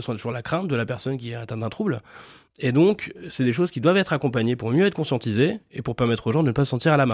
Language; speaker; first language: French; native; French